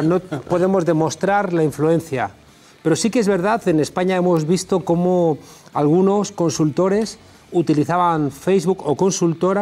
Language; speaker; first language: Spanish; native; Spanish